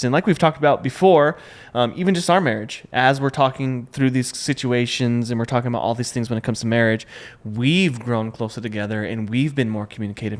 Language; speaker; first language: English; native; English